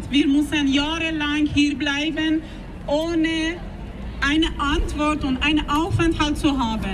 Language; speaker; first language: German; non-native, fluent; Persian